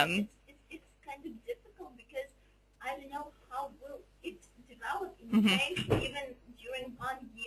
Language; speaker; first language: English; non-native, fluent; Ukrainian